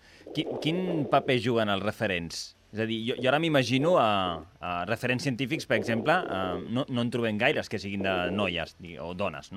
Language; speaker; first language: Catalan; native; Catalan